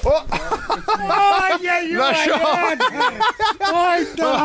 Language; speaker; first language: Russian; native; Russian